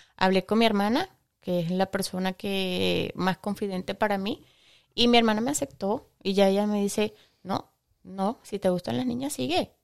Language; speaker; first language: Spanish; native; Spanish